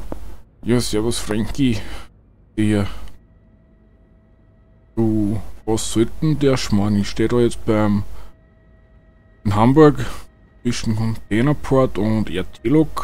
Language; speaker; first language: German; native; German